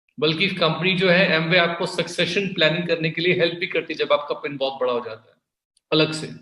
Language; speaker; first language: Hindi; native; Hindi